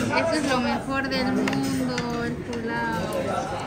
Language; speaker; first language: Spanish; native; Spanish